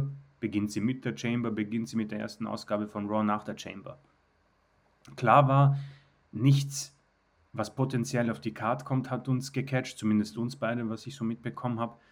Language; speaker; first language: German; native; German